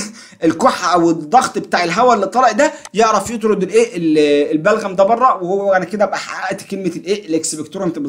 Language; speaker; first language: Arabic; native; Arabic